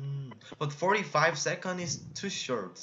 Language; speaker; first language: English; non-native, learner; Korean